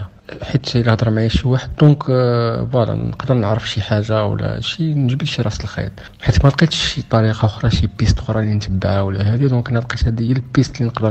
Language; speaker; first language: Arabic; native; Arabic